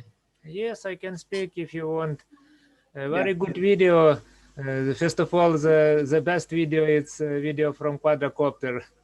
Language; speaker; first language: English; non-native, learner; Ukrainian